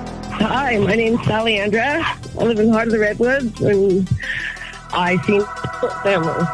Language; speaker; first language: English; native; English